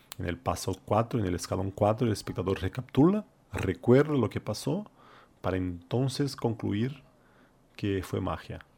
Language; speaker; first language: Spanish; non-native, fluent; Portuguese